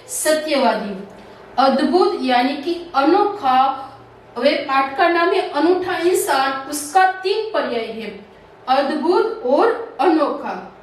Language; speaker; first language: Hindi; non-native, local second language; Gujarati